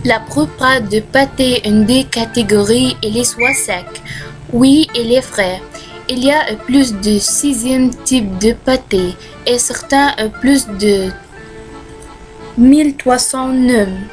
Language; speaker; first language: French; non-native, learner; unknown